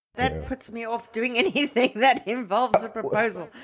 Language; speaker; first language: English; native; English